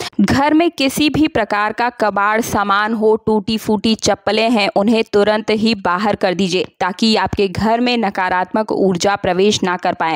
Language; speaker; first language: Hindi; native; Hindi